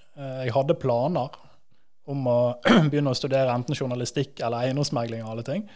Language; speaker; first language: Norwegian; native; Norwegian